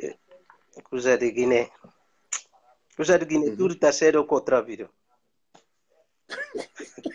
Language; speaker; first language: Portuguese; non-native, local second language; Upper Guinea Crioulo